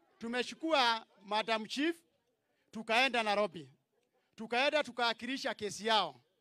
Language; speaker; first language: Swahili; non-native, local second language; Kikuyu